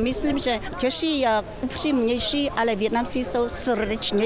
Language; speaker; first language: Czech; non-native, fluent; Vietnamese